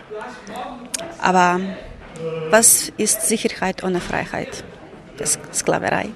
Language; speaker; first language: German; non-native, fluent; Ukrainian